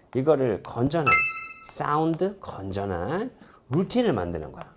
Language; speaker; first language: Korean; native; Korean